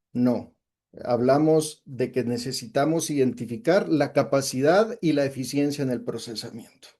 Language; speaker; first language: Spanish; native; Spanish